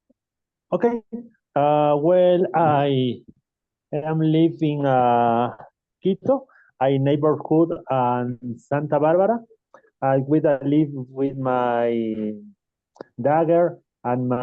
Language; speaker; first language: English; non-native, learner; Spanish